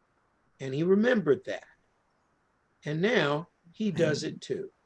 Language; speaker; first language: English; native; English